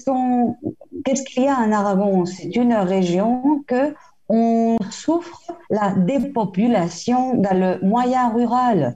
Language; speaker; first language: French; non-native, fluent; Spanish